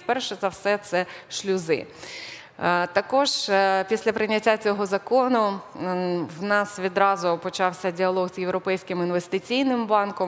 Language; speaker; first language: Ukrainian; native; Ukrainian